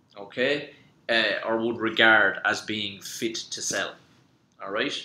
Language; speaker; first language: English; native; English